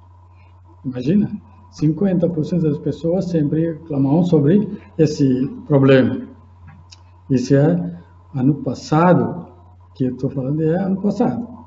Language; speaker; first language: Portuguese; non-native, fluent; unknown